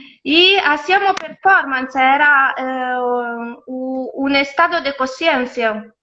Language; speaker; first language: Spanish; non-native, fluent; Italian